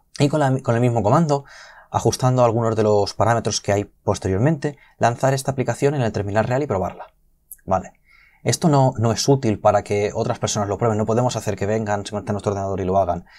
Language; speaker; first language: Spanish; native; Spanish